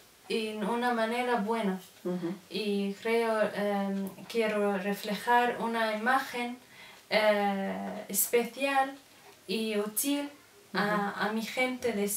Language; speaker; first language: Spanish; non-native, learner; Arabic